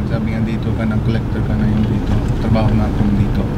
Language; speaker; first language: Filipino; non-native, local second language; Cebuano